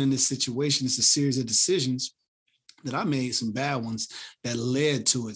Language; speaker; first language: English; native; English